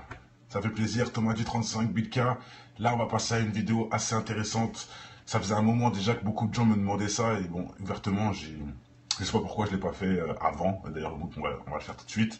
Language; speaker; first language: French; native; French